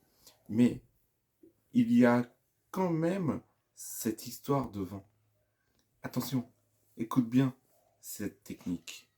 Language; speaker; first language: French; native; French